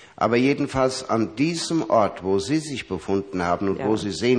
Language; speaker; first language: German; native; German